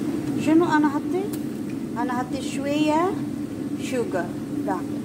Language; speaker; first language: Arabic; non-native, learner; Filipino